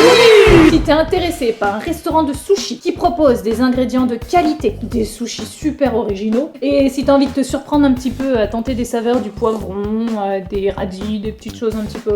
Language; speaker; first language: French; native; French